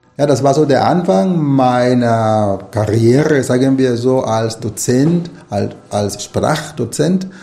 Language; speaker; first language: German; non-native, fluent; Spanish